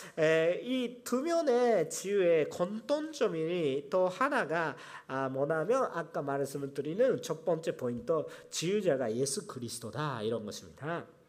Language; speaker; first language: Korean; non-native, fluent; Japanese